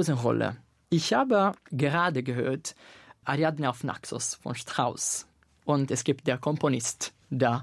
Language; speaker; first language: German; non-native, fluent; Italian